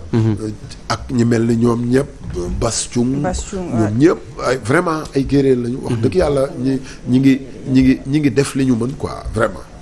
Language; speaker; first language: Wolof; native; Wolof